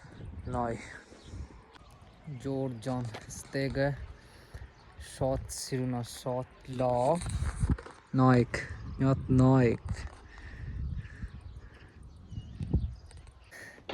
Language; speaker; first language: Armenian; non-native, learner; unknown